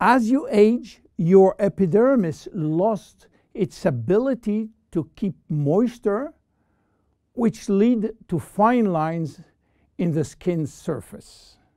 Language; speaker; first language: English; non-native, fluent; French